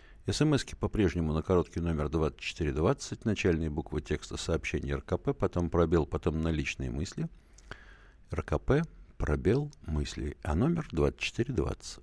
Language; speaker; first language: Russian; native; Russian